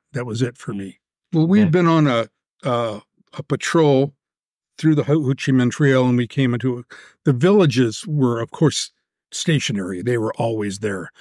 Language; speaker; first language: English; native; English